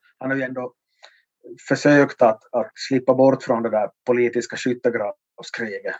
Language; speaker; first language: Swedish; native; Swedish